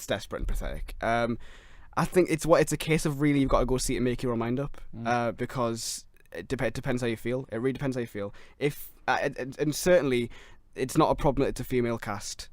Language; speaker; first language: English; native; English